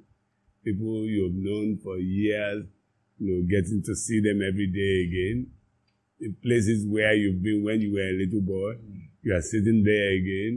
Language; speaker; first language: English; non-native, local second language; Yoruba